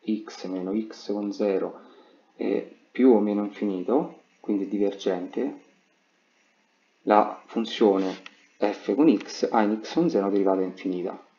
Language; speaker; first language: Italian; native; Italian